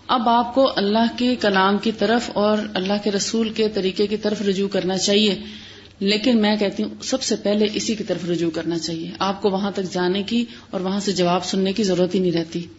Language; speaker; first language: Urdu; native; Urdu